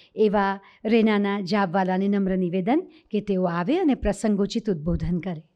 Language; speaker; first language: Gujarati; native; Gujarati